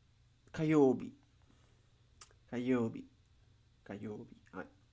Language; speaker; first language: Japanese; non-native, learner; Spanish